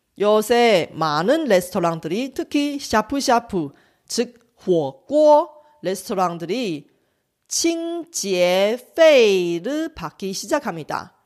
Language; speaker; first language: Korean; non-native, fluent; Chinese